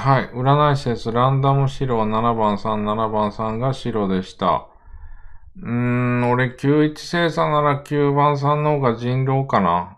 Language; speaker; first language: Japanese; native; Japanese